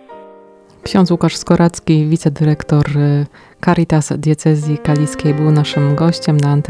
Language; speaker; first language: Polish; native; Polish